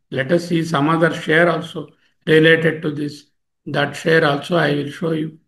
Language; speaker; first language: English; non-native, local second language; Telugu